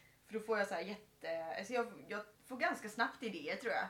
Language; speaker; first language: Swedish; native; Swedish